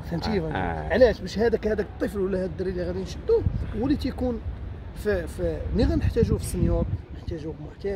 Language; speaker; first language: Arabic; native; Arabic